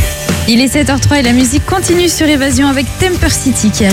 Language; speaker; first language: French; native; French